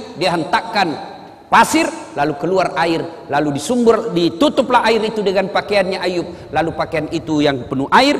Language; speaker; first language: Indonesian; non-native, local second language; Buginese